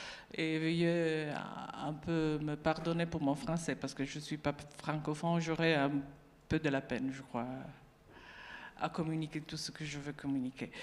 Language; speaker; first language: French; non-native, fluent; Italian